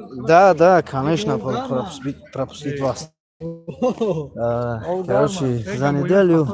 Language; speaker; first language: Russian; non-native, learner; Tajik